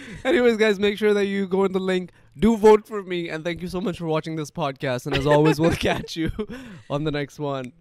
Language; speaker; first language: English; non-native, local second language; Urdu